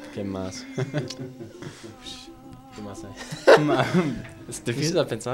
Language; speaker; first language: Spanish; non-native, fluent; English